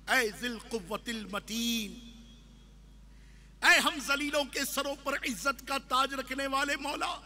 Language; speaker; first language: Urdu; native; Urdu